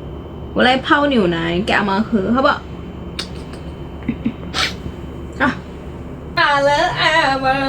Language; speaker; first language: Chinese; non-native, learner; Indonesian